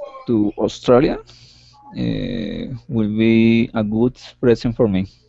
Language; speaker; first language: English; non-native, learner; Spanish